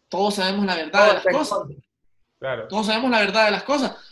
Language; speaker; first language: Spanish; native; Spanish